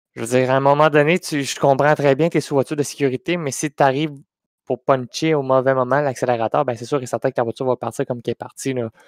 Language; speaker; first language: French; native; French